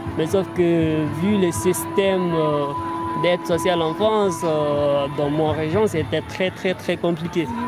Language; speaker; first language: French; non-native, fluent; Arabic